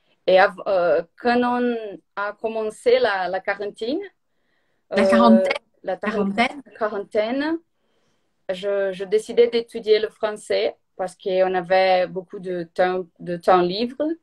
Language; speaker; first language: French; non-native, learner; Portuguese